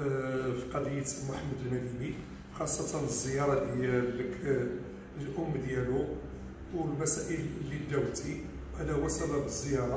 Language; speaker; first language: Arabic; native; Arabic